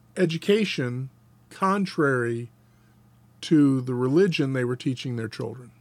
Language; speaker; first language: English; native; English